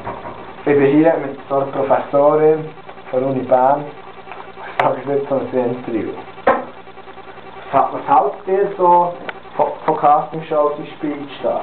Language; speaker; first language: German; native; German